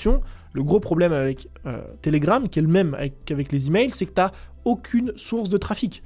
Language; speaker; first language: French; native; French